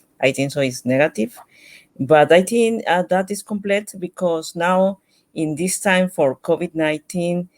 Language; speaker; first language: English; non-native, learner; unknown